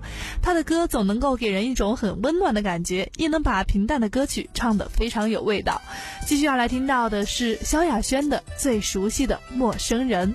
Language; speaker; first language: Chinese; native; Chinese